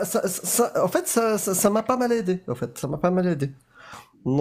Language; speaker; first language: French; native; French